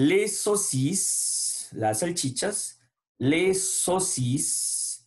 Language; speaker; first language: French; non-native, learner; Spanish